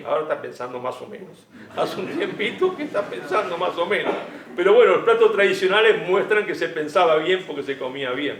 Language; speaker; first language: Spanish; native; Spanish